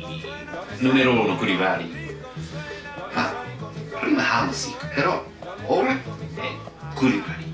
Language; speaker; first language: Italian; non-native, learner; Japanese